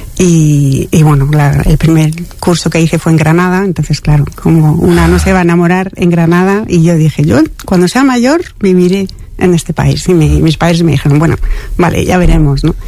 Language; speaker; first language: Spanish; non-native, fluent; French